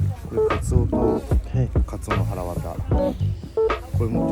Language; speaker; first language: Japanese; native; Japanese